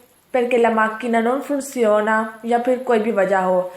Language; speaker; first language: Italian; non-native, fluent; Urdu